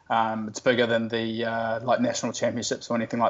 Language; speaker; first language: English; native; English